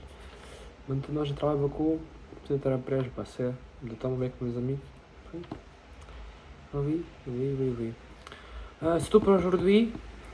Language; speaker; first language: French; non-native, learner; Russian